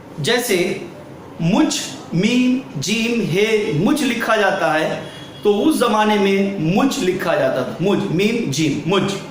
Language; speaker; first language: Urdu; native; Urdu